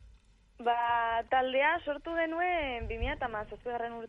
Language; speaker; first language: Basque; non-native, local second language; Spanish